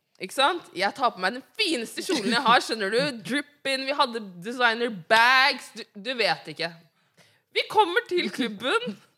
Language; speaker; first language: Norwegian; early bilingual, other home language; Wolof